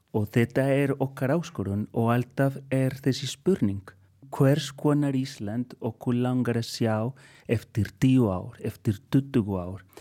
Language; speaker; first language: Icelandic; non-native, fluent; Spanish